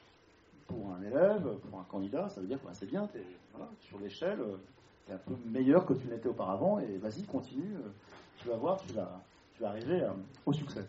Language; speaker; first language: French; native; French